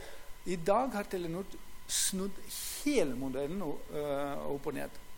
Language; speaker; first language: Norwegian; non-native, fluent; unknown